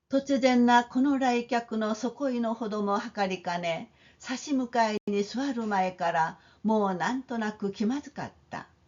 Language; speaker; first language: Japanese; non-native, fluent; Korean